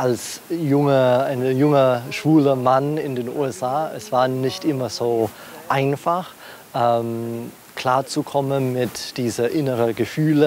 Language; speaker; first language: German; non-native, fluent; English